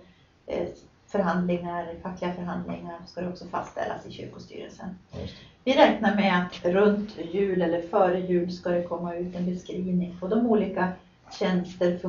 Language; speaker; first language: Swedish; native; Swedish